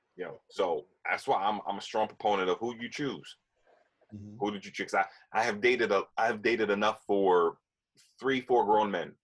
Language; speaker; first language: English; native; English